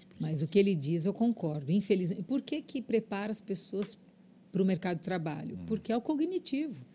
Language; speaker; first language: Portuguese; early bilingual, other home language; Spanish